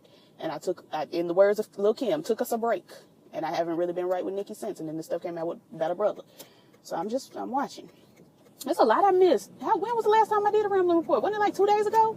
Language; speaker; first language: English; native; English